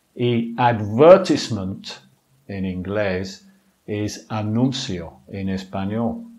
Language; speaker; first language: Spanish; non-native, fluent; English